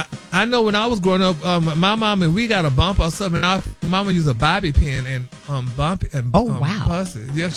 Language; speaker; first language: English; native; English